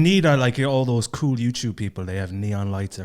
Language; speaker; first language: English; native; English